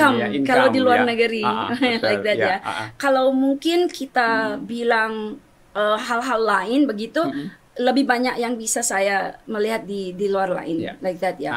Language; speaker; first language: Indonesian; non-native, fluent; German